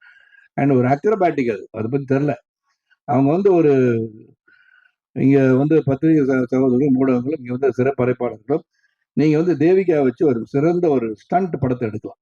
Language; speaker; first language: Tamil; native; Tamil